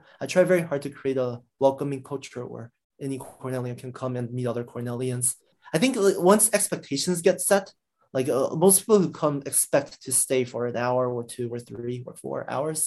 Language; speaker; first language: English; native; English